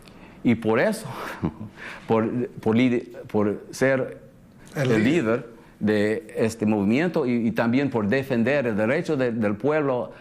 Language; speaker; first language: Spanish; early bilingual, heritage; English